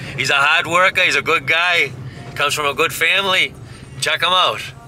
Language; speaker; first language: English; native; English